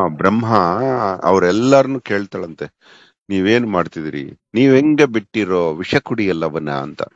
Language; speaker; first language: Kannada; native; Kannada